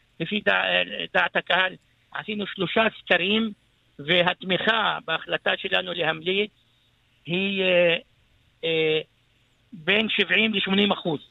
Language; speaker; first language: Hebrew; non-native, local second language; Arabic